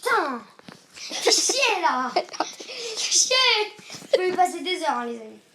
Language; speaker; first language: French; native; French